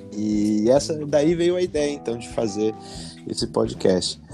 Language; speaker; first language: Portuguese; native; Portuguese